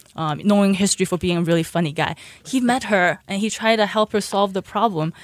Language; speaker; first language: English; early bilingual, other home language; Chinese